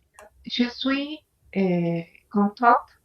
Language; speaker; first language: French; non-native, learner; Spanish